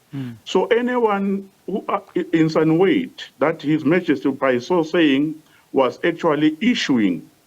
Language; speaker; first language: English; non-native, local second language; Swati